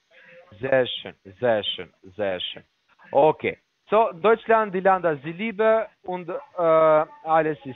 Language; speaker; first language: German; non-native, learner; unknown